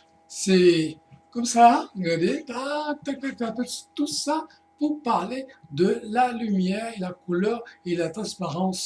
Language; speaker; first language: French; non-native, fluent; Portuguese